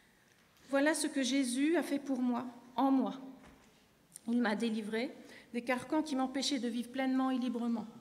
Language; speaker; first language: French; native; French